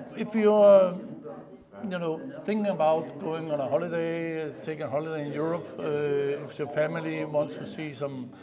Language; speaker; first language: English; non-native, fluent; Danish